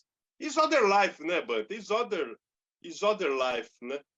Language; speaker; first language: English; non-native, learner; Portuguese